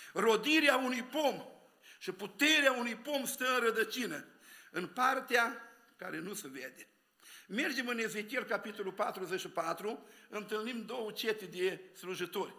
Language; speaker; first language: Romanian; native; Romanian